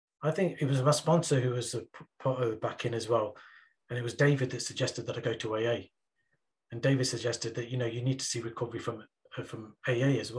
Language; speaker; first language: English; early bilingual, other home language; Punjabi